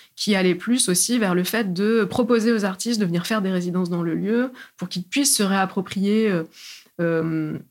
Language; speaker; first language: French; native; French